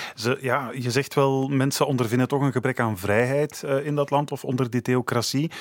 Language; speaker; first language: Dutch; native; Dutch